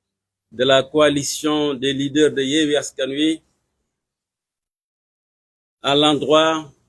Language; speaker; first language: French; non-native, local second language; Wolof